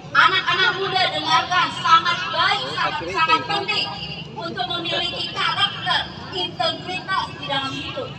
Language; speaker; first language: Indonesian; native; Indonesian